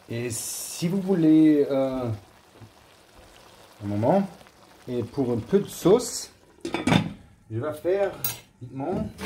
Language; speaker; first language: French; non-native, learner; German